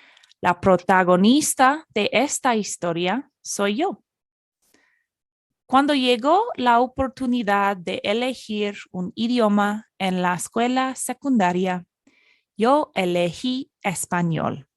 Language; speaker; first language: Spanish; non-native, fluent; English